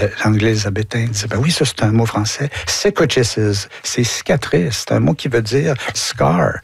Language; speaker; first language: French; native; French